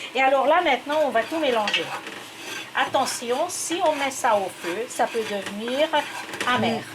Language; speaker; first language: French; non-native, fluent; Hungarian